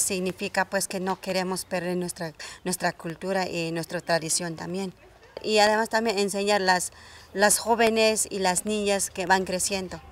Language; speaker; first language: Spanish; non-native, local second language; Tzotzil